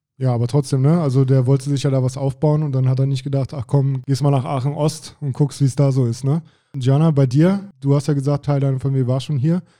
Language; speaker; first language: German; native; German